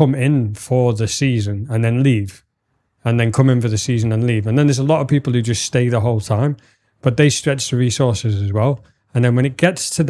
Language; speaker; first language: English; native; English